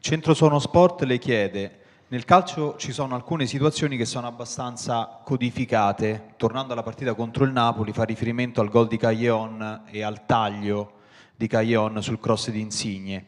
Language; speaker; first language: Italian; native; Italian